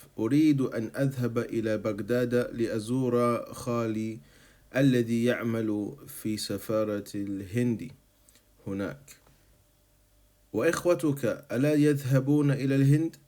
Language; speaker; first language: Arabic; non-native, fluent; English